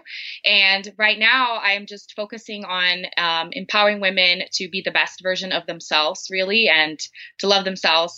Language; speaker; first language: English; non-native, fluent; Portuguese